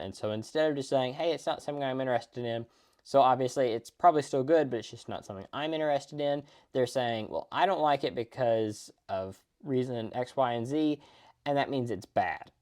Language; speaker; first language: English; native; English